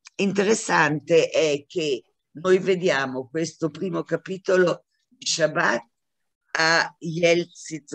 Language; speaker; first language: Italian; non-native, fluent; Hebrew